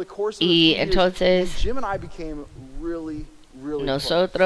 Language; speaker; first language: Spanish; non-native, fluent; English